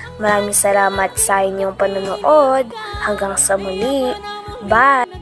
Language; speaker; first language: Filipino; native; Filipino